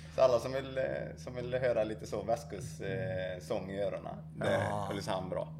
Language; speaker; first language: Swedish; native; Swedish